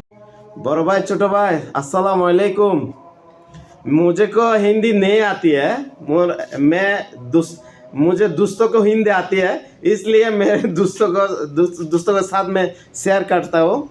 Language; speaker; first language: Hindi; non-native, learner; Bangla